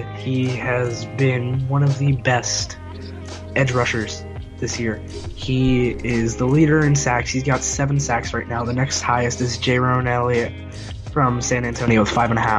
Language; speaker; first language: English; native; English